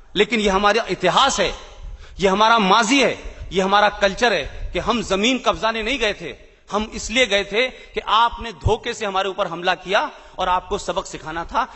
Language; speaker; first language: Hindi; native; Hindi